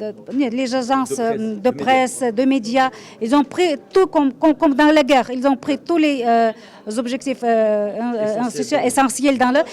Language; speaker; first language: French; non-native, fluent; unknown